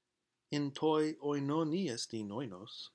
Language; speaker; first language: Greek; non-native, fluent; English